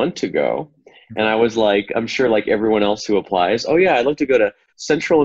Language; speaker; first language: English; native; English